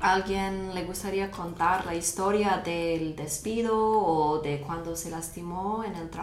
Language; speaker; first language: Spanish; non-native, fluent; English